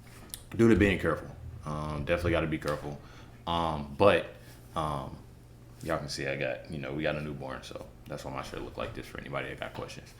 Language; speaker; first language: English; native; English